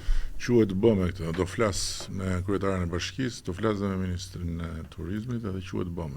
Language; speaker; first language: Albanian; native; Albanian